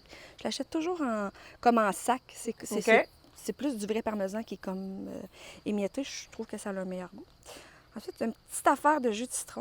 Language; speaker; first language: French; native; French